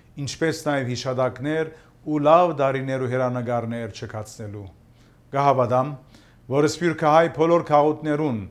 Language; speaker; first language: Armenian; early bilingual, heritage; Armenian